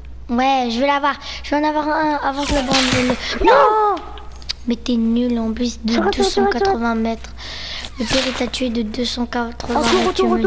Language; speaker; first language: French; native; French